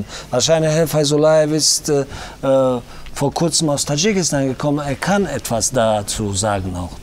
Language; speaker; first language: German; non-native, learner; Tajik